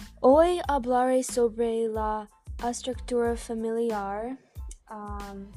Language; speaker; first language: Spanish; non-native, learner; English